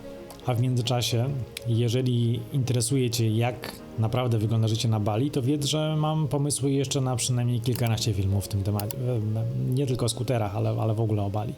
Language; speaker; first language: Polish; native; Polish